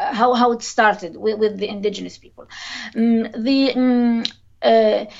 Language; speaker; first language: English; non-native, fluent; Arabic